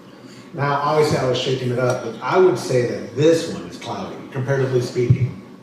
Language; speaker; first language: English; native; English